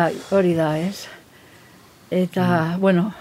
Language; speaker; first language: Basque; non-native, fluent; Catalan